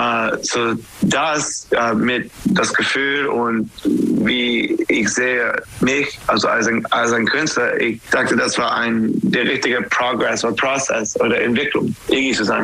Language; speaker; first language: German; non-native, learner; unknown